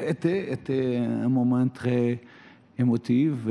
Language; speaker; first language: French; non-native, learner; Portuguese